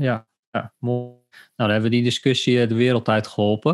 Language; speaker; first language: Dutch; native; Dutch